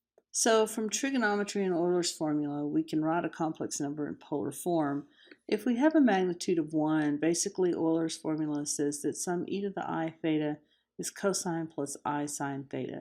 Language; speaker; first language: English; native; English